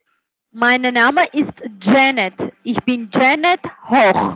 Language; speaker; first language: German; non-native, learner; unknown